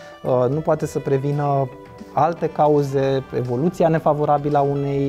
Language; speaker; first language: Romanian; native; Romanian